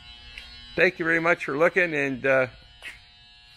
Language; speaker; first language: English; native; English